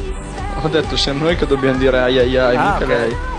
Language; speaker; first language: Italian; native; Italian